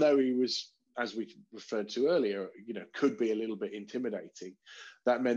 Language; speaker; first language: English; native; English